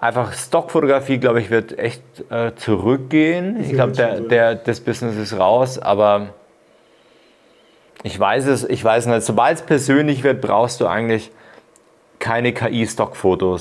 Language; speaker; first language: German; native; German